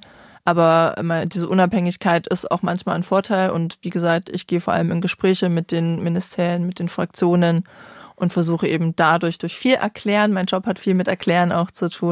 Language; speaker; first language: German; native; German